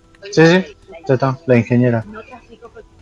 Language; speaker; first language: Spanish; native; Spanish